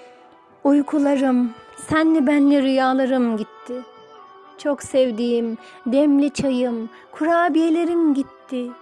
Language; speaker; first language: Turkish; native; Turkish